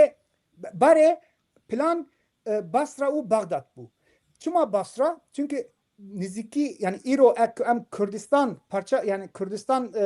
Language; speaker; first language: Kurdish; non-native, local second language; Turkish